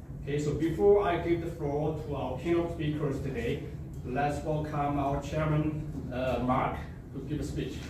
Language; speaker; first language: English; non-native, fluent; Chinese